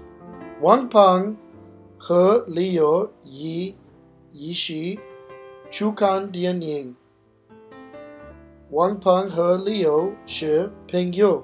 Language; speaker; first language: Chinese; non-native, learner; English